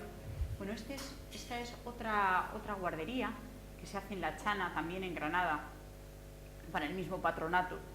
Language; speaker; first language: Spanish; native; Spanish